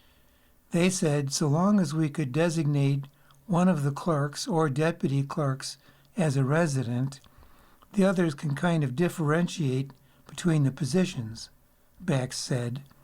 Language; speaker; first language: English; native; English